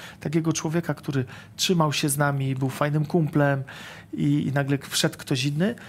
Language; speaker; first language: Polish; native; Polish